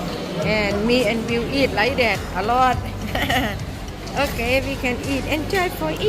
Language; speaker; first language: English; non-native, learner; Thai